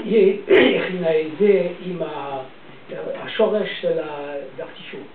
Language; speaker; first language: Hebrew; non-native, learner; French